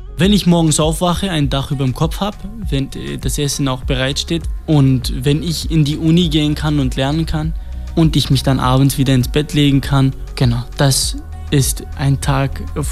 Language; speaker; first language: German; non-native, fluent; Kurdish